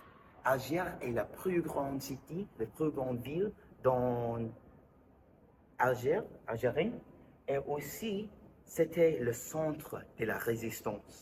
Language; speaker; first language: French; non-native, learner; English